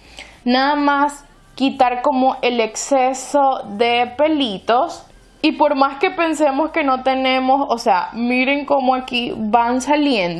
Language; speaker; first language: Spanish; native; Spanish